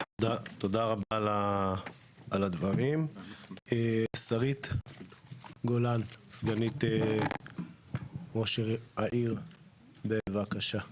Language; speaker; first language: Hebrew; native; Hebrew